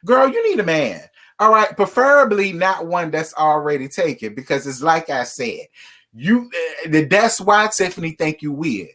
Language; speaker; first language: English; native; English